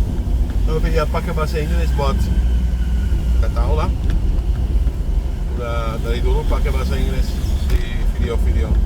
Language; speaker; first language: Indonesian; non-native, fluent; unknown